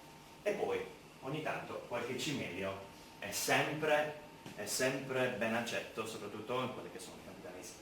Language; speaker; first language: Italian; native; Italian